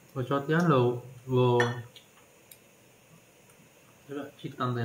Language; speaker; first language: Chinese; non-native, learner; Indonesian